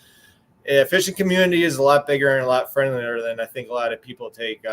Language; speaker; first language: English; native; English